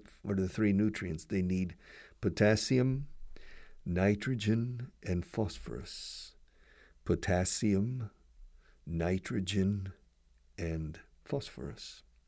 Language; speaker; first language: English; native; English